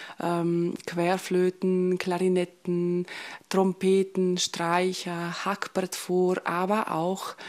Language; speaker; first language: German; non-native, local second language; Ladin